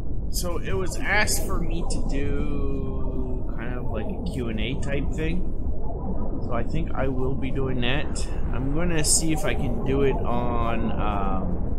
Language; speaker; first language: English; early bilingual, other home language; French